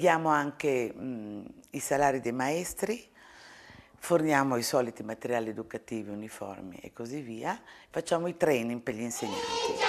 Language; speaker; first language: Italian; native; Italian